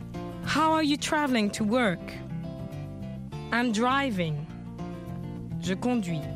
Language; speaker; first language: English; non-native, fluent; French